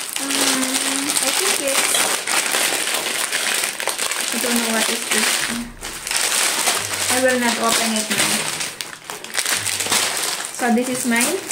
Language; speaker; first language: English; non-native, local second language; Filipino